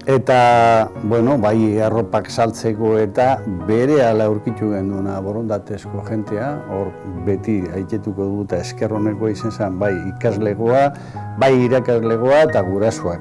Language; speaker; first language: Basque; native; Basque